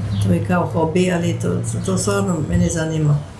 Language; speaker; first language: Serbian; early bilingual, heritage; Serbian